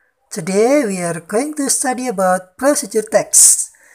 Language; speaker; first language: English; non-native, fluent; Indonesian